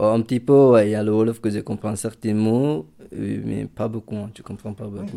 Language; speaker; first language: French; non-native, local second language; Fula